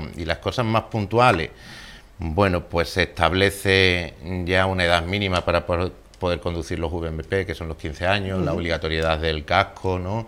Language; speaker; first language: Spanish; native; Spanish